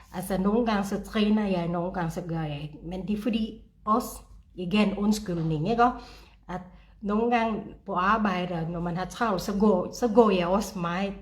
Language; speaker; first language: Danish; non-native, fluent; Filipino